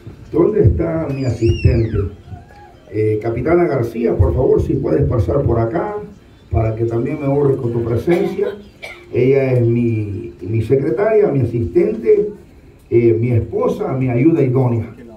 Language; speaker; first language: Spanish; native; Spanish